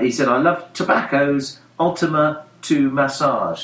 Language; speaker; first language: English; native; English